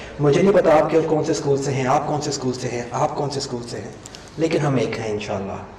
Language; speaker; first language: Urdu; non-native, local second language; Punjabi